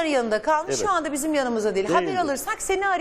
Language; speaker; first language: Turkish; native; Turkish